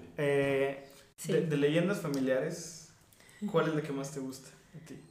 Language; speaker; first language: Spanish; native; Spanish